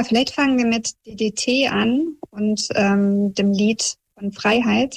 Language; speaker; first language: German; early bilingual, other home language; Russian